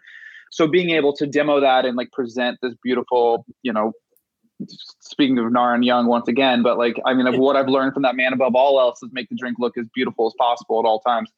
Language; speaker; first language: English; native; English